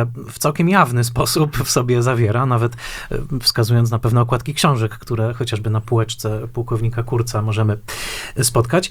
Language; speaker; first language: Polish; native; Polish